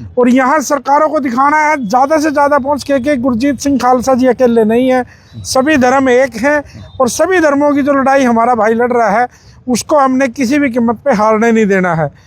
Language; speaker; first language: Hindi; non-native, local second language; Punjabi